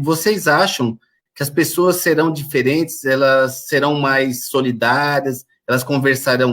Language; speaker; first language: Portuguese; native; Portuguese